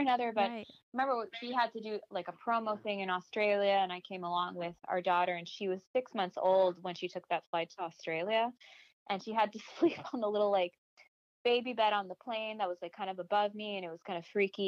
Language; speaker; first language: English; native; English